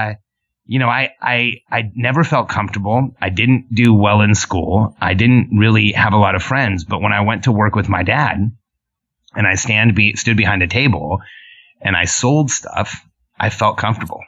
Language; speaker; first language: English; early bilingual, other home language; Spanish